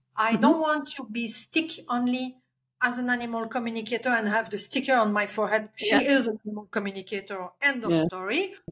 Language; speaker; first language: English; non-native, fluent; French